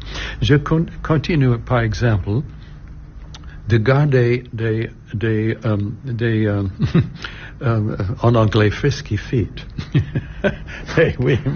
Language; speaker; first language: French; non-native, learner; English